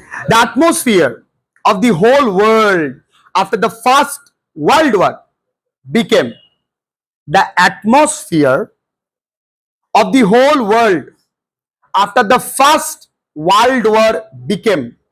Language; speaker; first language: English; non-native, local second language; Bangla